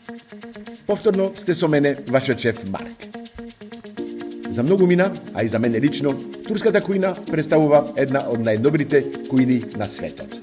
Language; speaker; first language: Macedonian; non-native, fluent; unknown